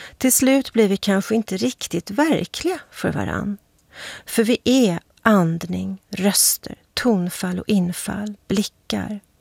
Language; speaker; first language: Swedish; native; Swedish